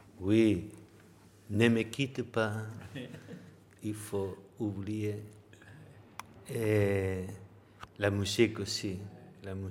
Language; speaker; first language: French; non-native, learner; Spanish